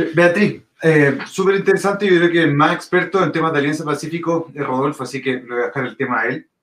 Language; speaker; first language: Spanish; native; Spanish